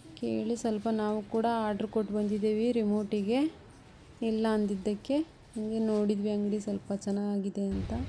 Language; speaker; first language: Kannada; non-native, local second language; Urdu